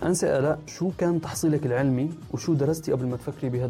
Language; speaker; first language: Arabic; native; Arabic